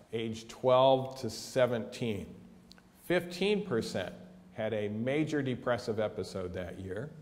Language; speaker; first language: English; native; English